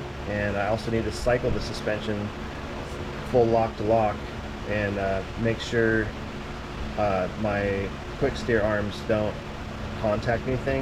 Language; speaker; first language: English; native; English